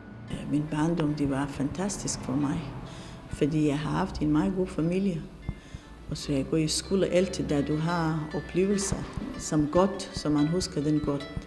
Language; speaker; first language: Danish; non-native, fluent; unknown